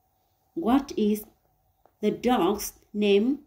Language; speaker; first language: English; non-native, learner; Vietnamese